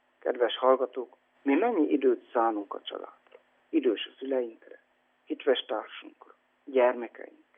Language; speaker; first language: Hungarian; native; Hungarian